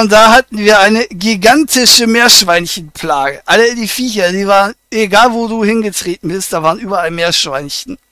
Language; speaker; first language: German; native; German